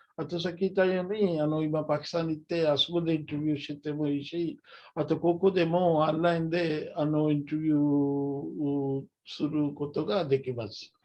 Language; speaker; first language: Japanese; non-native, fluent; Urdu